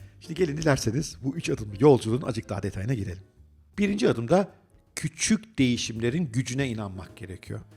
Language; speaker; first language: Turkish; native; Turkish